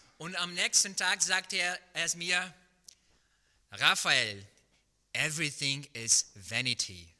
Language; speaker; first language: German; non-native, fluent; Portuguese